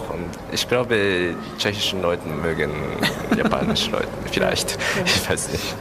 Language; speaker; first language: German; non-native, learner; Japanese